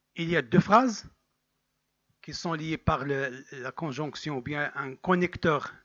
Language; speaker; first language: French; non-native, local second language; Arabic